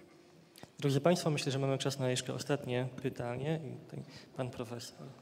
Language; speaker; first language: Polish; native; Polish